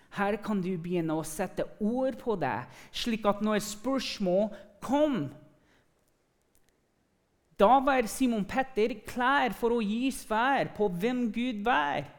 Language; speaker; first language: Norwegian; early bilingual, other home language; English